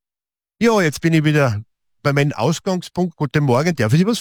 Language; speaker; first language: German; native; German